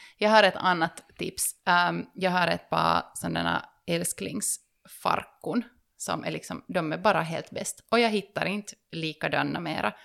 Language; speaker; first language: Swedish; native; Swedish